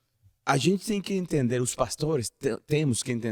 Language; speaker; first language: Portuguese; non-native, learner; Spanish